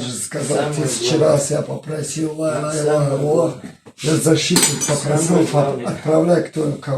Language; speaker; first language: Russian; non-native, fluent; Tajik